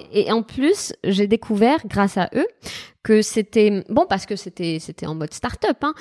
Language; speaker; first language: French; non-native, local second language; Arabic